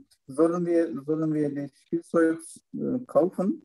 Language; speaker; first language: German; non-native, learner; Turkish